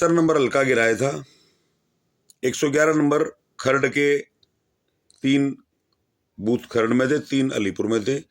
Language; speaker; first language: Hindi; native; Hindi